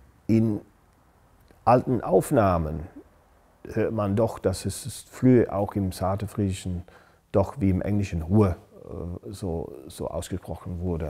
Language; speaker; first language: German; non-native, fluent; English